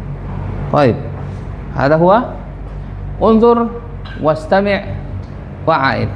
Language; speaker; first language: Arabic; non-native, learner; Indonesian